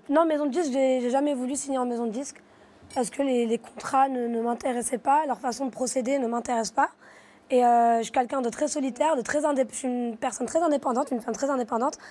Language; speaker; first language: French; native; French